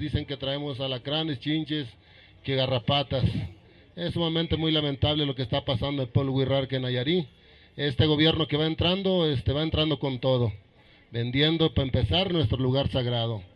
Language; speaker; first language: Spanish; non-native, local second language; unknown